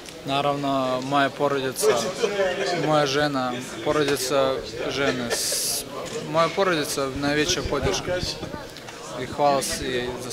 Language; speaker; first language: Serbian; non-native, learner; Russian